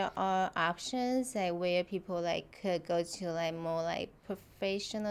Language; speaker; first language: English; non-native, fluent; Chinese